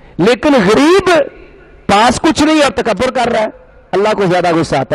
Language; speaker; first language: Urdu; non-native, local second language; Punjabi